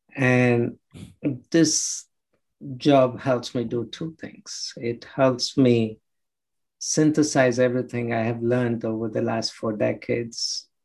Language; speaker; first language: English; non-native, local second language; Telugu